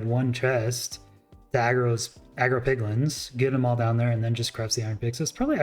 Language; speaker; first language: English; native; English